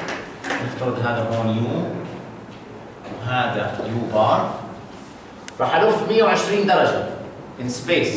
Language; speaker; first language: Arabic; native; Arabic